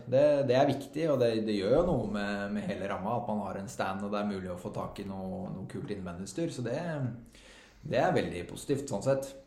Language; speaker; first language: Norwegian; native; Norwegian